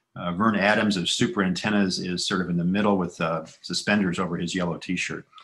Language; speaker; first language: English; native; English